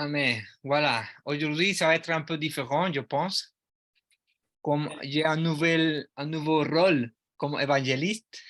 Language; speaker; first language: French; non-native, learner; Spanish